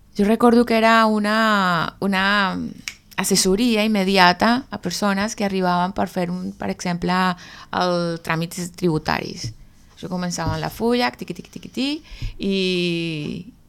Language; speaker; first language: Catalan; non-native, fluent; Spanish